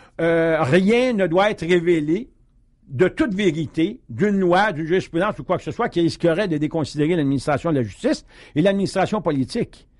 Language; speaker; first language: French; native; French